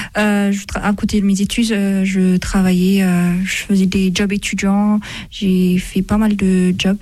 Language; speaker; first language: French; non-native, fluent; Amharic